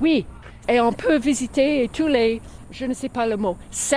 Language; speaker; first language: French; non-native, fluent; English